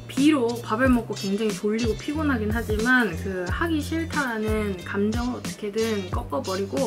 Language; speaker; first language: Korean; native; Korean